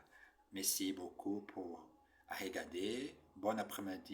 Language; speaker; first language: French; non-native, learner; Portuguese